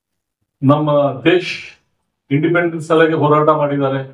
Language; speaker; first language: Kannada; non-native, local second language; Urdu